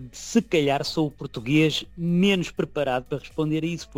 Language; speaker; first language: Portuguese; native; Portuguese